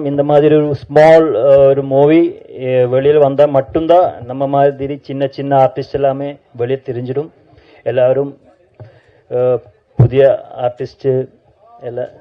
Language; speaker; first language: Tamil; non-native, learner; Malayalam